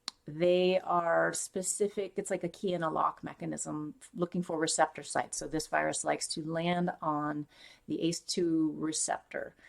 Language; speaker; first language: English; native; English